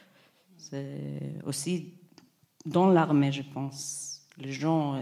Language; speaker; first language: French; non-native, fluent; Hebrew